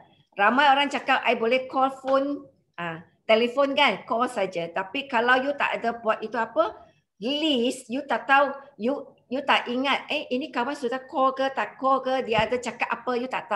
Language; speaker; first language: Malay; non-native, local second language; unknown